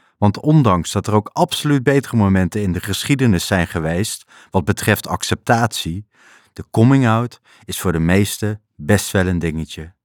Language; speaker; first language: Dutch; native; Dutch